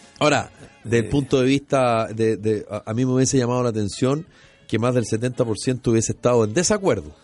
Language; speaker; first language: Spanish; native; Spanish